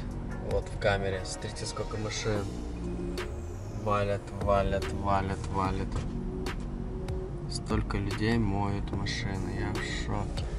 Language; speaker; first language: Russian; native; Russian